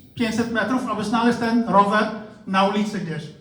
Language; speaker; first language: Polish; non-native, fluent; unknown